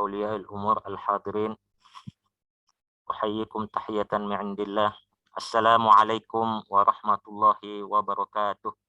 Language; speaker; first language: Arabic; non-native, fluent; Indonesian